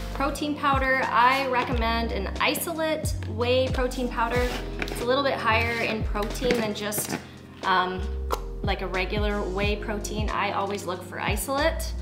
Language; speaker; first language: English; native; English